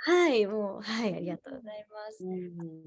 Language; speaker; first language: Japanese; native; Japanese